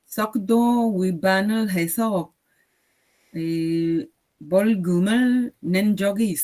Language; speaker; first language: Korean; non-native, learner; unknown